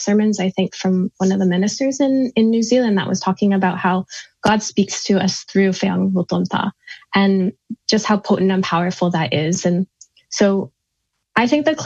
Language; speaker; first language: English; native; English